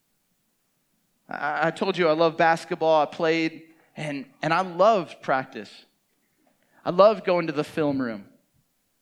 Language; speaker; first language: English; native; English